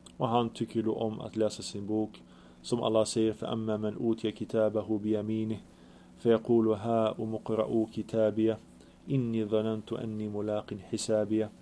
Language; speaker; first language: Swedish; early bilingual, other home language; Arabic